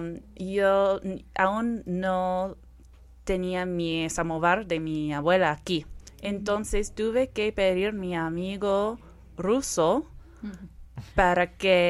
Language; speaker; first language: Spanish; non-native, fluent; English